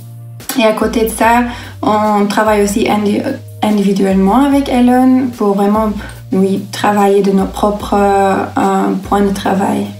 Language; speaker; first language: French; non-native, local second language; Dutch